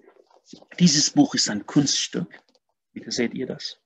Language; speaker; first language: German; non-native, fluent; Persian